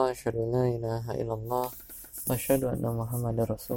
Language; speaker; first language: Arabic; non-native, fluent; Indonesian